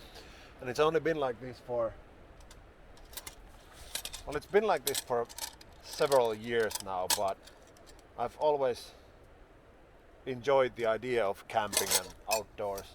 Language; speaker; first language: English; non-native, fluent; Finnish